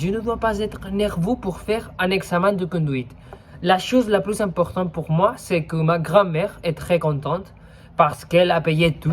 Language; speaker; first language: French; non-native, fluent; Spanish